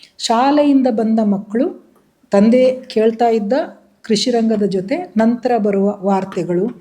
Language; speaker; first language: Kannada; non-native, local second language; Tulu